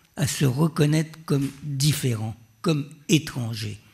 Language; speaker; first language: French; native; French